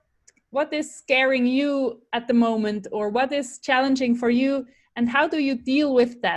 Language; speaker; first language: English; non-native, fluent; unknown